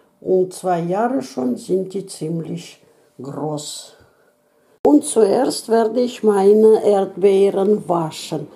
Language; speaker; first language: German; non-native, fluent; Russian